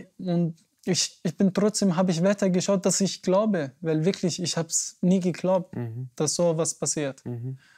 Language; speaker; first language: German; non-native, learner; Arabic